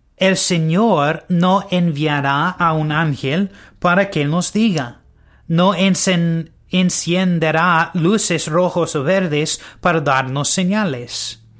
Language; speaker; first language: Spanish; non-native, learner; English